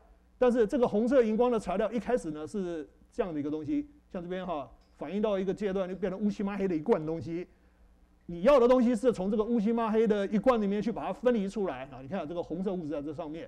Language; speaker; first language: Chinese; native; Chinese